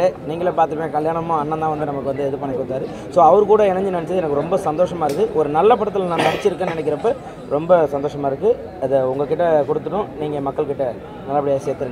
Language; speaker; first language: Tamil; native; Tamil